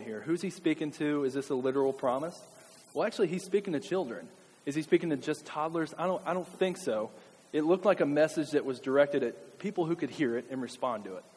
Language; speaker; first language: English; native; English